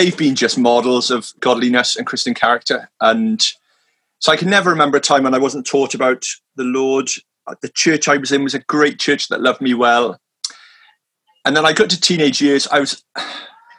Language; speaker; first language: English; native; English